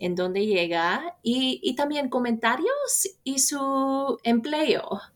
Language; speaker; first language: Spanish; non-native, fluent; English